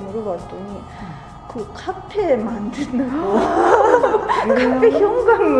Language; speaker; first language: Korean; non-native, fluent; Japanese